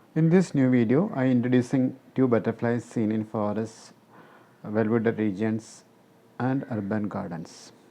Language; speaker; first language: English; non-native, local second language; Malayalam